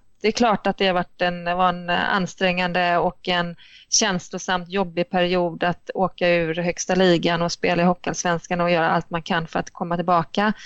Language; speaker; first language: Swedish; native; Swedish